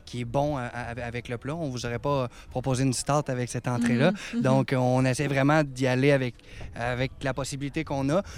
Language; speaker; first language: French; native; French